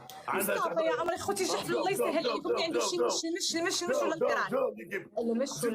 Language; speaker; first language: Arabic; native; Arabic